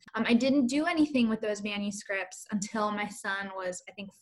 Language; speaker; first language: English; early bilingual, other home language; Spanish